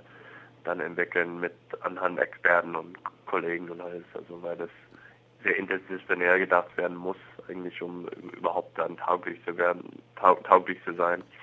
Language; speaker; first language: German; non-native, fluent; English